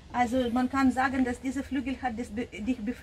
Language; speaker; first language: German; non-native, fluent; Russian